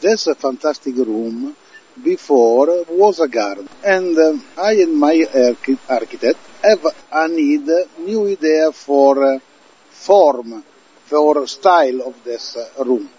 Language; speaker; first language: English; non-native, learner; Italian